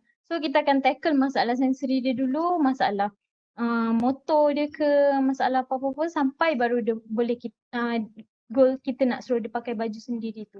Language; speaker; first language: Malay; native; Malay